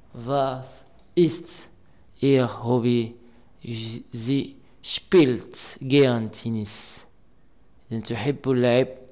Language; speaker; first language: German; non-native, learner; Arabic